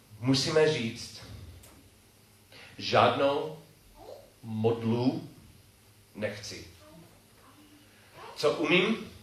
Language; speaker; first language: Czech; non-native, fluent; English